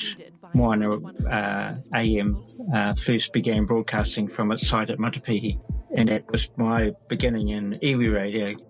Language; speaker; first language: English; native; English